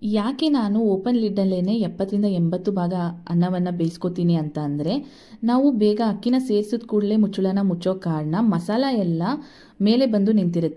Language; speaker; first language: Kannada; native; Kannada